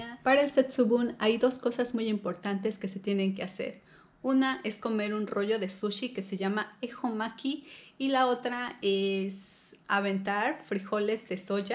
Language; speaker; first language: Spanish; native; Spanish